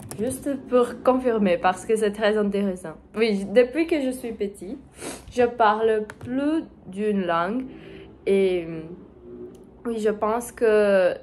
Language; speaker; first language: French; non-native, learner; Portuguese